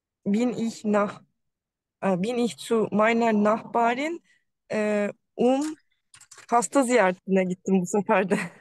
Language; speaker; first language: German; non-native, learner; Turkish